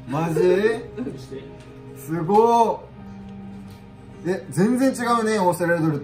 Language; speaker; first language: Japanese; native; Japanese